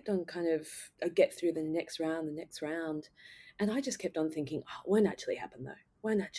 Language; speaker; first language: English; native; English